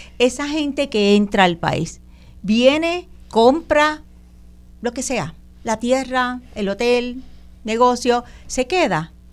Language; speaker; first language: Spanish; native; Spanish